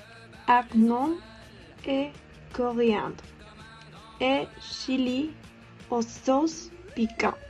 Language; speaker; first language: French; non-native, learner; Spanish